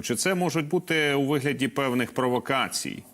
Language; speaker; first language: Ukrainian; native; Ukrainian